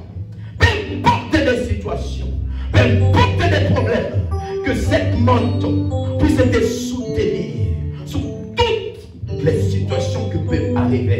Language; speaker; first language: French; non-native, local second language; Lingala